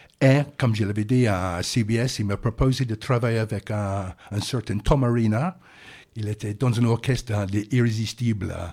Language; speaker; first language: French; non-native, fluent; English